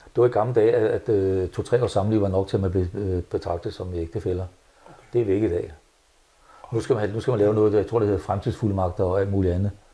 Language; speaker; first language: Danish; native; Danish